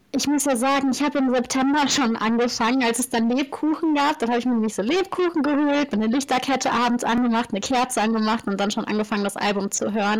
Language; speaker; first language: German; native; German